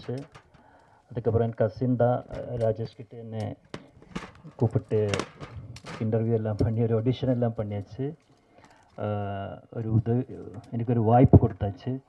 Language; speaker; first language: Tamil; non-native, learner; Malayalam